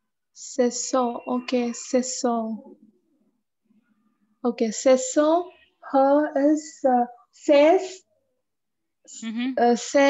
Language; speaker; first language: French; non-native, learner; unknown